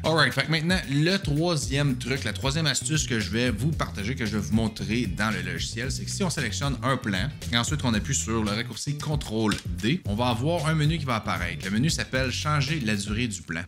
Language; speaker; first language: French; native; French